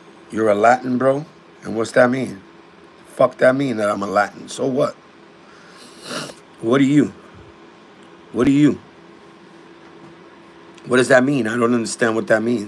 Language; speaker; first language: English; native; English